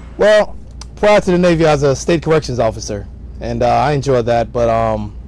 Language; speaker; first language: English; native; English